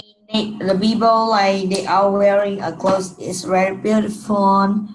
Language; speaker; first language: English; non-native, learner; Vietnamese